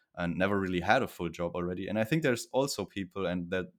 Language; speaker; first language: English; non-native, fluent; German